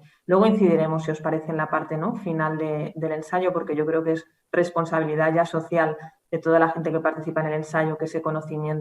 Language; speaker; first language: Spanish; native; Spanish